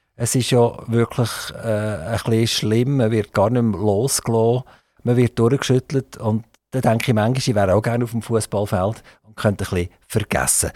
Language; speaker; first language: German; native; German